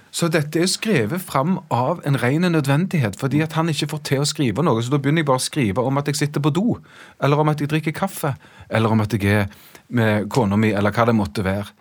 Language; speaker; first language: Norwegian; native; Norwegian